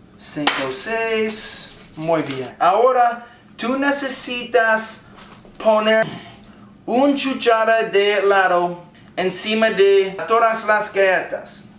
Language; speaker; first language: Spanish; non-native, learner; English